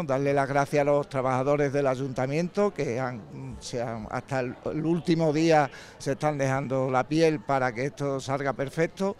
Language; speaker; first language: Spanish; native; Spanish